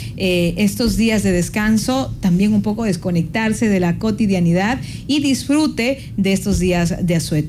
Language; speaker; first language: Spanish; native; Spanish